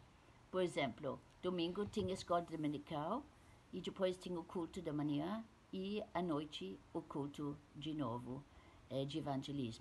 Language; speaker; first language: Portuguese; non-native, fluent; English